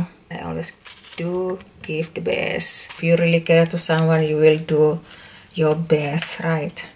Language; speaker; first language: English; non-native, learner; Indonesian